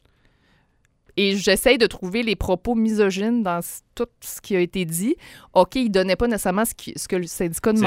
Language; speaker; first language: French; native; French